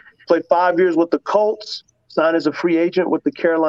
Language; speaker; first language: English; native; English